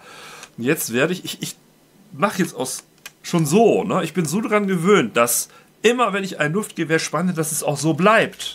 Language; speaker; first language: German; native; German